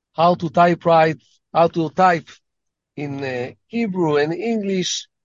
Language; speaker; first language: English; early bilingual, heritage; Hebrew